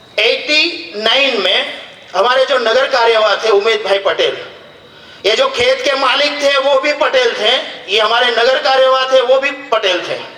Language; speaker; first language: Hindi; non-native, local second language; Gujarati